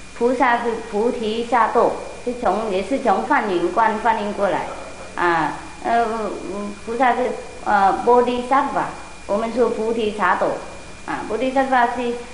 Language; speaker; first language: Chinese; non-native, fluent; Vietnamese